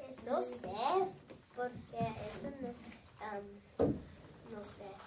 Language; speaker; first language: Spanish; non-native, learner; English